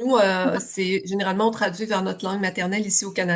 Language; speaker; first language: French; native; French